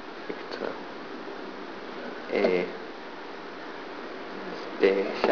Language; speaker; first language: French; non-native, learner; English